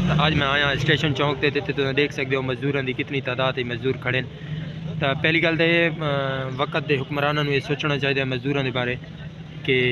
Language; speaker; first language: Hindi; non-native, local second language; Saraiki